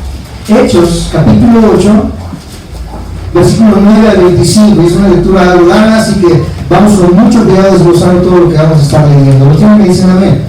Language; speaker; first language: Spanish; native; Spanish